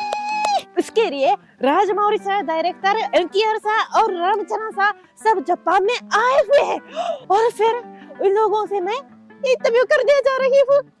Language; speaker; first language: Hindi; non-native, fluent; Japanese